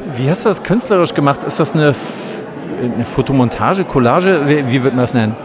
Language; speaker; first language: German; native; German